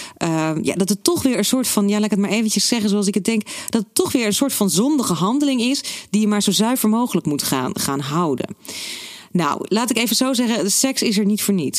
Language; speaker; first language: Dutch; native; Dutch